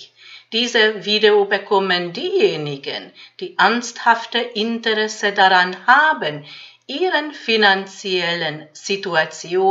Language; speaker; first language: German; non-native, fluent; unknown